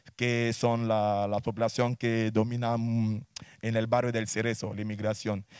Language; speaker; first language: Spanish; non-native, fluent; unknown